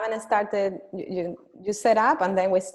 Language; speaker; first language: English; non-native, fluent; Spanish